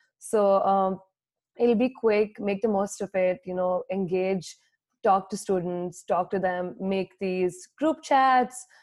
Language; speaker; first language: English; non-native, local second language; Hindi